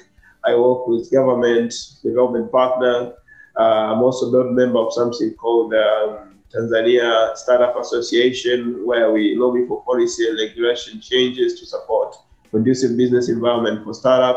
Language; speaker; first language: English; non-native, local second language; Swahili